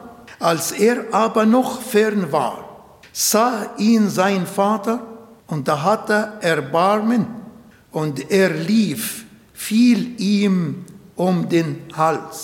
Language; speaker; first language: German; non-native, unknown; Arabic